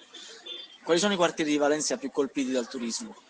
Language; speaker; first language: Italian; native; Italian